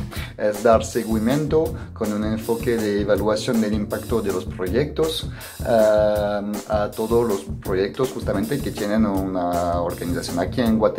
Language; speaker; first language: Spanish; non-native, fluent; French